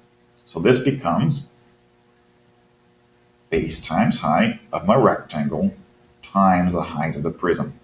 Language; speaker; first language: English; native; English